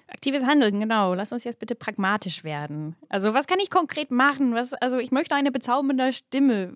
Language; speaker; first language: German; non-native, fluent; English